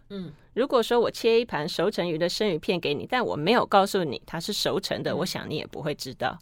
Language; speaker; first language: Chinese; native; Chinese